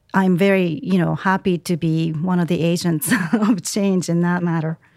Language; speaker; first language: English; non-native, fluent; Japanese